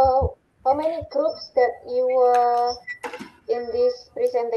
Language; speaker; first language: English; non-native, fluent; Indonesian